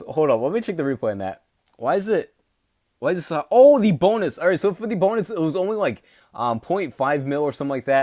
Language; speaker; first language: English; native; English